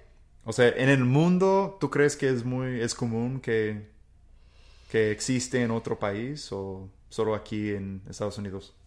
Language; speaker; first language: Spanish; non-native, fluent; English